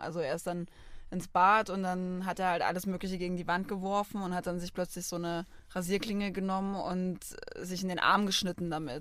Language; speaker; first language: German; native; German